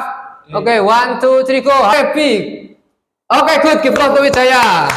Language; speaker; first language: English; non-native, fluent; Indonesian